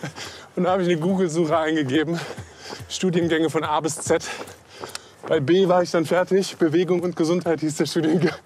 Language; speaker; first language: German; native; German